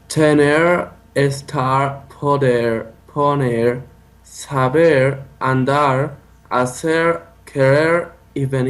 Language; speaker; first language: Spanish; non-native, learner; English